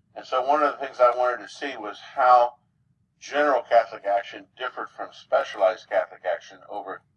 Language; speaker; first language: English; native; English